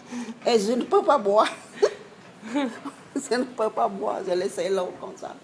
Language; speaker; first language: French; non-native, learner; Khmer